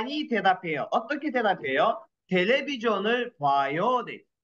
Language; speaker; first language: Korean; non-native, fluent; Kyrgyz